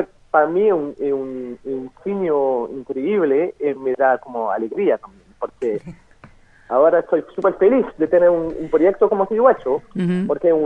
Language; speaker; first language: Spanish; non-native, fluent; French